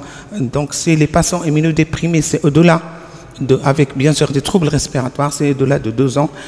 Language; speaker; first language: French; non-native, local second language; Arabic